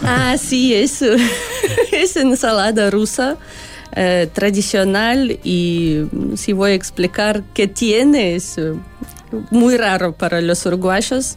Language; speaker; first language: Spanish; non-native, learner; Russian